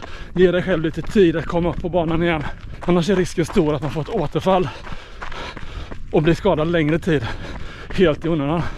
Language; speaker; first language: Swedish; native; Swedish